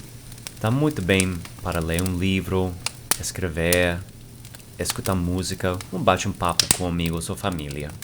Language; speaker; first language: Portuguese; non-native, fluent; English